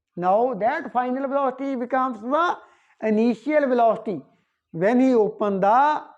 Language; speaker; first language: English; non-native, local second language; Punjabi